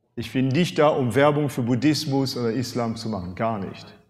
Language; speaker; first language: German; non-native, fluent; French